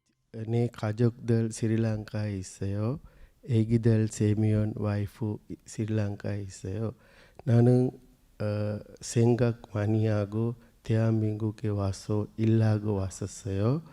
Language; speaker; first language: Korean; non-native, learner; Sinhala